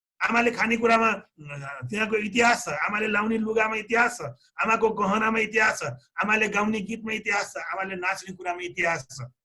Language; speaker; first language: Nepali; native; Nepali